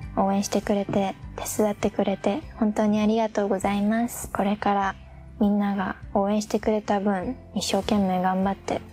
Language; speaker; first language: Japanese; native; Japanese